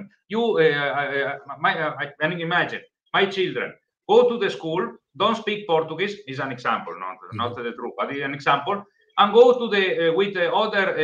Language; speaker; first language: English; non-native, learner; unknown